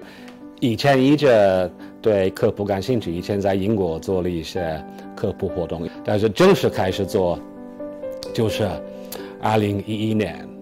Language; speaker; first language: Chinese; non-native, fluent; English